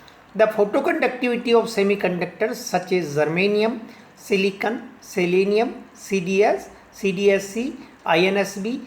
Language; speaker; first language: Hindi; native; Hindi